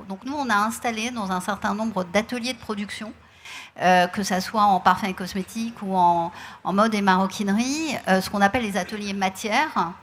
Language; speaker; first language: French; native; French